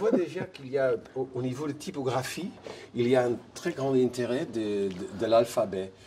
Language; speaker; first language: French; non-native, fluent; Dutch